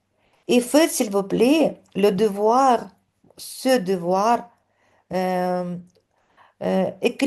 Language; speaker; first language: French; non-native, fluent; Russian